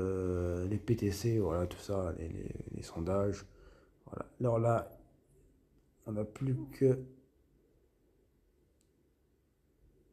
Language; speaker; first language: French; native; French